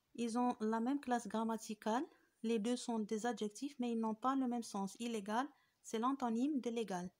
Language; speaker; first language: French; non-native, local second language; Arabic